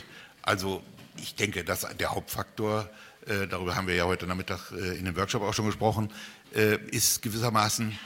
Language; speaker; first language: German; native; German